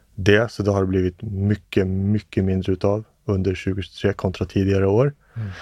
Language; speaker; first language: Swedish; early bilingual, other home language; English